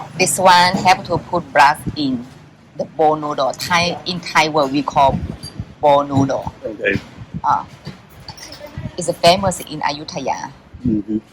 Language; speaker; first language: English; non-native, learner; Thai